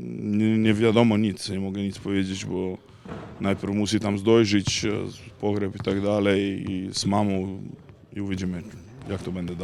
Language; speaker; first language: Polish; non-native, learner; Serbian